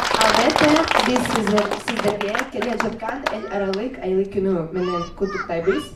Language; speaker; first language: Kyrgyz; non-native, learner; Russian